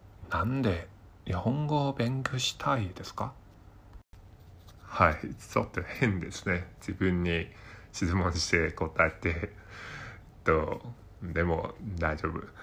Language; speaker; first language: Japanese; non-native, learner; Cantonese